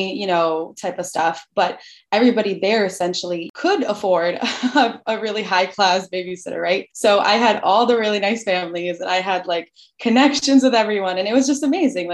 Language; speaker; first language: English; early bilingual, other home language; Albanian